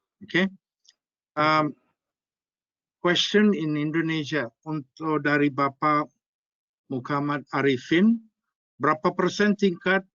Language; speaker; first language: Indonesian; non-native, fluent; English